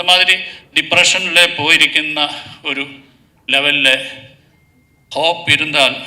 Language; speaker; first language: Tamil; non-native, learner; Malayalam